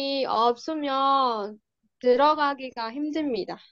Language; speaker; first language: Korean; non-native, learner; Burmese